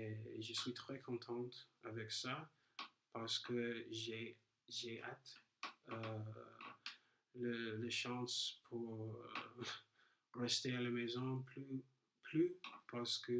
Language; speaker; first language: French; non-native, learner; English